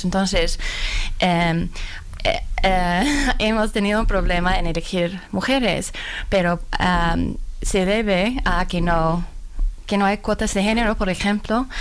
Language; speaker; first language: Spanish; non-native, fluent; Finnish